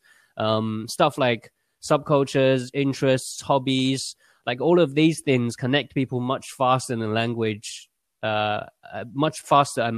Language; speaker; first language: English; early bilingual, other home language; Chinese